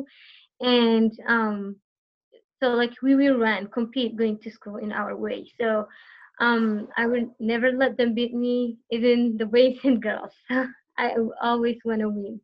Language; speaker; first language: English; non-native, fluent; Tigrinya